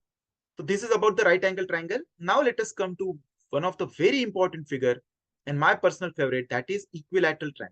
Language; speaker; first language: English; non-native, local second language; Hindi